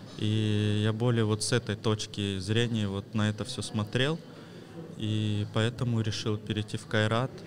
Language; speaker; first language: Russian; early bilingual, heritage; Russian